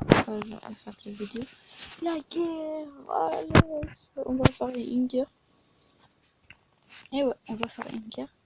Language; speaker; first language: French; non-native, learner; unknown